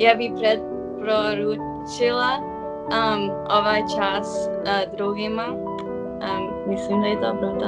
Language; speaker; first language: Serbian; early bilingual, heritage; Serbian